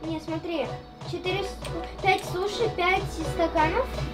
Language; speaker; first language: Russian; early bilingual, heritage; Russian